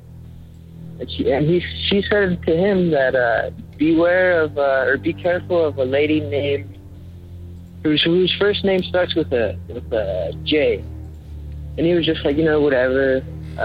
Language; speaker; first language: English; native; English